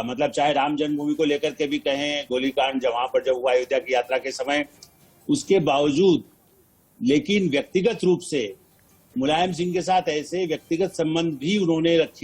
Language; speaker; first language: Hindi; native; Hindi